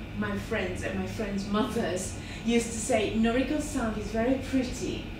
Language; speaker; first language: English; non-native, fluent; Japanese